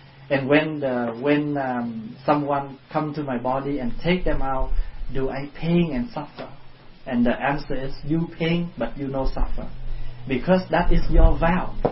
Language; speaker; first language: English; non-native, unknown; Vietnamese